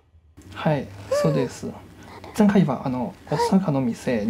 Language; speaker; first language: Japanese; non-native, fluent; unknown